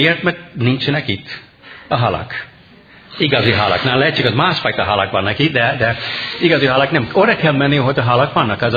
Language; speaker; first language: Hungarian; non-native, fluent; English